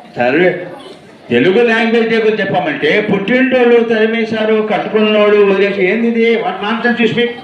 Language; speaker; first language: Telugu; native; Telugu